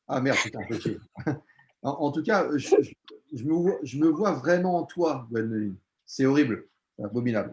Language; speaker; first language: French; native; French